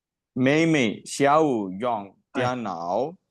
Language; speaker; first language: Chinese; non-native, learner; Tamil